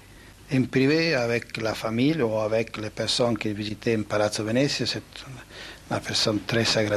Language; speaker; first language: French; non-native, learner; Italian